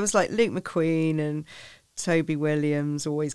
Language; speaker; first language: English; native; English